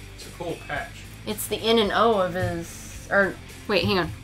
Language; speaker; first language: English; native; English